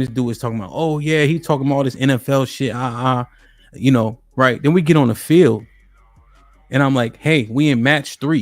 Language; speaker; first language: English; native; English